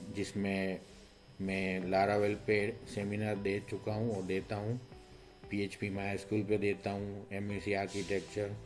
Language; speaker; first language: Hindi; non-native, local second language; Gujarati